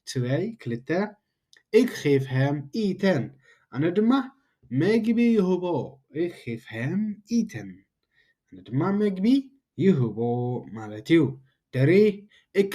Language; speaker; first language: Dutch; non-native, learner; Tigrinya